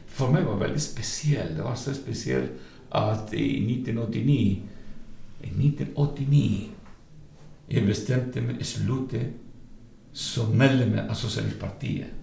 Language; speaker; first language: Norwegian; non-native, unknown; Spanish